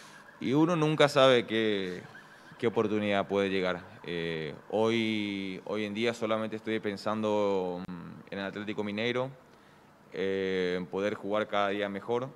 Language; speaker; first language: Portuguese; non-native, learner; Spanish